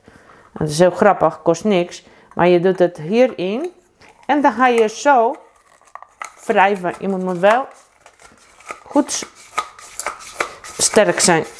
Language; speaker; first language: Dutch; non-native, fluent; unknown